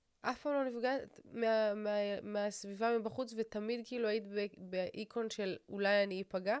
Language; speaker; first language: Hebrew; native; Hebrew